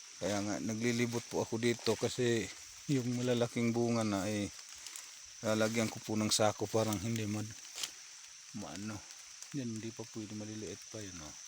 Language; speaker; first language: Filipino; non-native, local second language; Masbatenyo